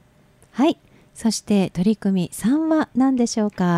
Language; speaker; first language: Japanese; native; Japanese